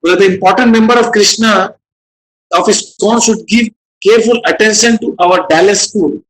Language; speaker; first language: English; non-native, local second language; Hindi